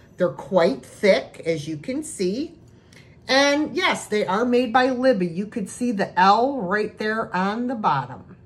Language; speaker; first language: English; native; English